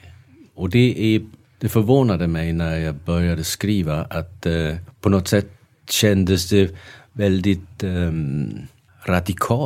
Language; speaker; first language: Swedish; non-native, fluent; Danish